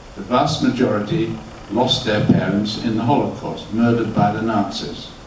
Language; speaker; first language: English; early bilingual, other home language; German